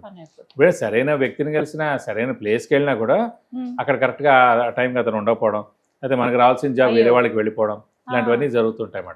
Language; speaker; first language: Telugu; native; Telugu